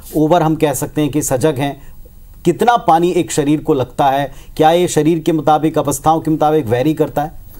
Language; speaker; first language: Hindi; native; Hindi